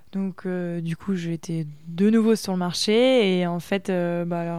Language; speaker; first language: French; native; French